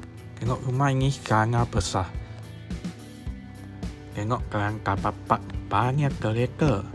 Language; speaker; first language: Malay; non-native, local second language; Chinese